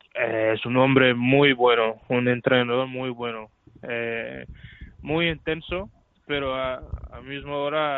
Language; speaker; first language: Spanish; non-native, learner; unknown